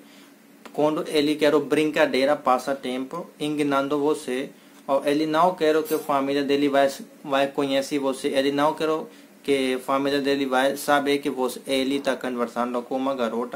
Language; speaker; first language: Portuguese; non-native, learner; Hindi